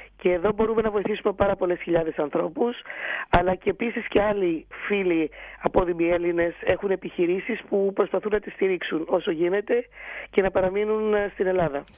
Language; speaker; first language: Greek; early bilingual, heritage; Greek